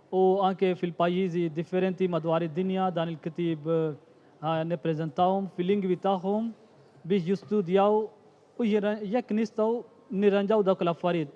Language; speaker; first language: Maltese; non-native, fluent; Urdu